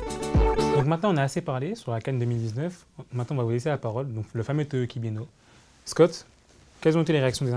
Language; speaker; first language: French; native; French